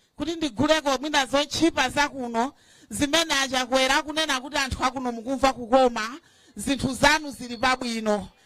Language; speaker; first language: Nyanja; native; Nyanja